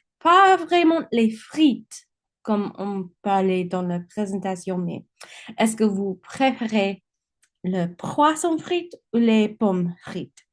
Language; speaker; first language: French; non-native, learner; English